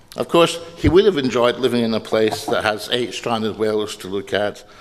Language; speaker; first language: English; native; English